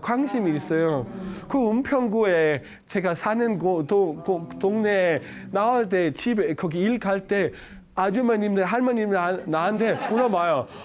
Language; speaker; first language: Korean; non-native, learner; Danish